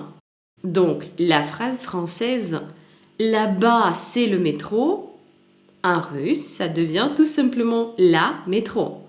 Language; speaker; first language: French; non-native, fluent; Russian